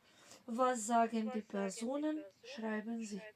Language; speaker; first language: German; non-native, fluent; Macedonian